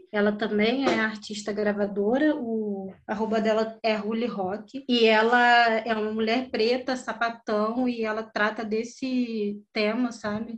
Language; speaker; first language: Portuguese; native; Portuguese